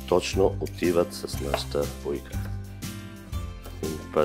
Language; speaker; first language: Bulgarian; non-native, fluent; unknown